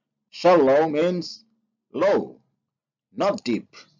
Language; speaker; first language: English; non-native, fluent; Indonesian